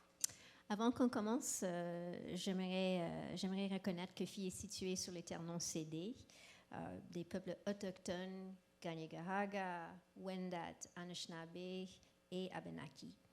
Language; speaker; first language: French; non-native, local second language; English